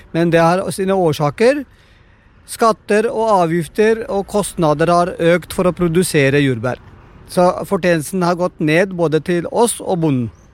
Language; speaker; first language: Norwegian; non-native, fluent; Punjabi